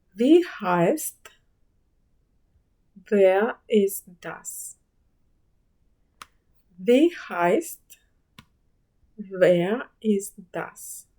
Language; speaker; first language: German; non-native, fluent; Ukrainian